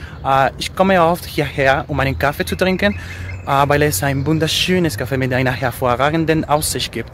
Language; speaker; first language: German; non-native, learner; Spanish